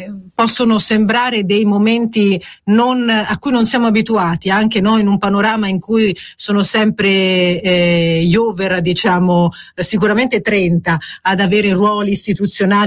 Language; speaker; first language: Italian; native; Italian